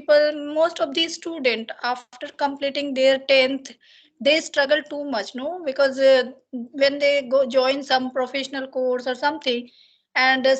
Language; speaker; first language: English; non-native, learner; Hindi